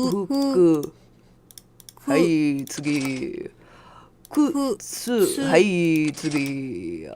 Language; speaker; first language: Japanese; non-native, learner; English